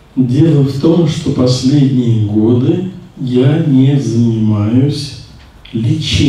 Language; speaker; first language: Czech; non-native, learner; Russian